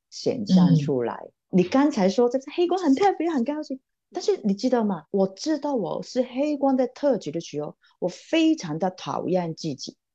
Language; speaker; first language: Chinese; non-native, local second language; Cantonese